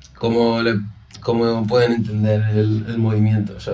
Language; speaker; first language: Spanish; native; Spanish